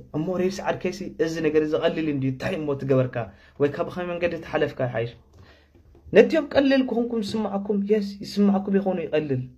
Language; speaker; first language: Tigrinya; non-native, local second language; Afar